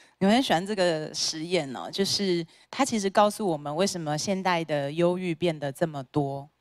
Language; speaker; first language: Chinese; native; Chinese